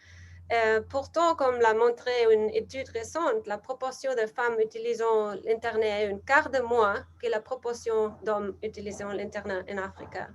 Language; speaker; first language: French; non-native, learner; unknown